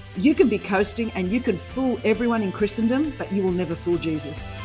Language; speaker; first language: English; non-native, local second language; Greek